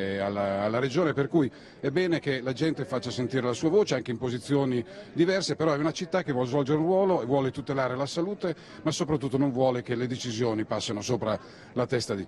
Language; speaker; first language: Italian; native; Italian